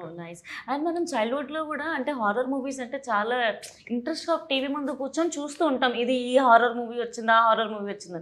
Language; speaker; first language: Telugu; native; Telugu